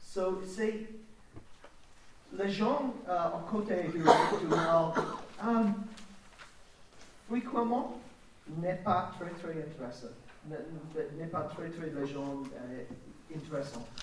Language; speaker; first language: French; non-native, learner; English